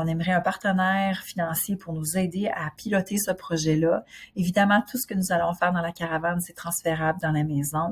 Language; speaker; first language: French; native; French